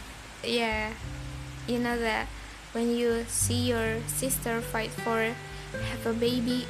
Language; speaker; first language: English; non-native, learner; Indonesian